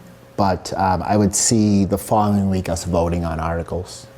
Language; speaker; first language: English; native; English